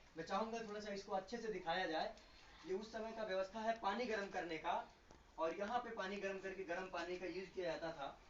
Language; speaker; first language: Hindi; native; Hindi